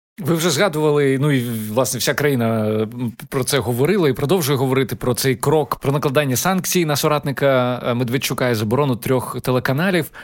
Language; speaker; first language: Ukrainian; native; Ukrainian